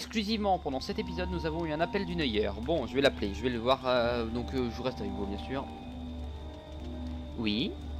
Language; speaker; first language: French; native; French